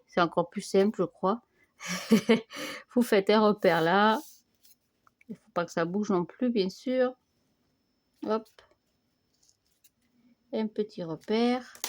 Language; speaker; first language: French; native; French